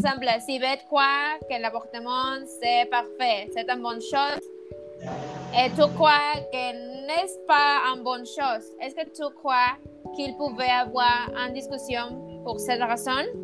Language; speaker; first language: French; non-native, learner; Spanish